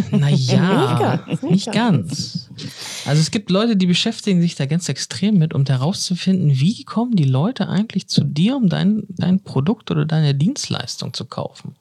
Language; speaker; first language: German; native; German